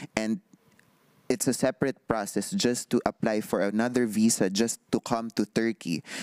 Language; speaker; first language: English; non-native, local second language; Filipino